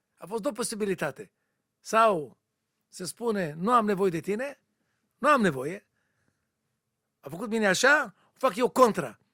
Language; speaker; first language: Romanian; non-native, learner; Hebrew